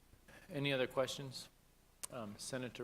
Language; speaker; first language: English; native; English